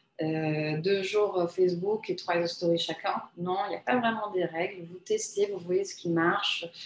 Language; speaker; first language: French; non-native, fluent; Portuguese